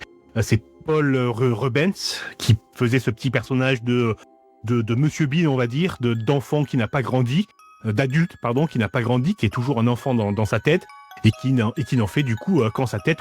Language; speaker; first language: French; native; French